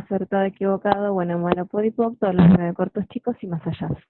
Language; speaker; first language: Spanish; native; Spanish